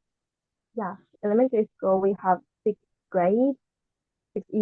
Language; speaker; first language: English; non-native, learner; Japanese